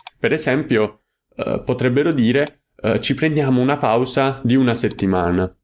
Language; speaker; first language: Italian; native; Italian